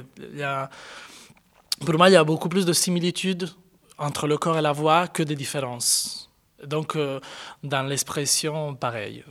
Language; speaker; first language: French; non-native, fluent; Italian